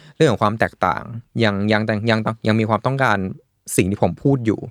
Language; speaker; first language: Thai; native; Thai